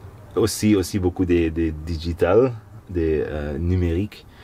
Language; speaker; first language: French; non-native, local second language; Dutch